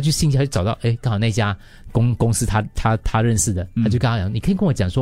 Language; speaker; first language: Chinese; native; Chinese